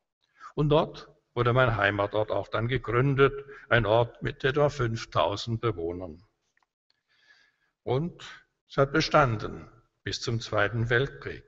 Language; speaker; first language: German; native; German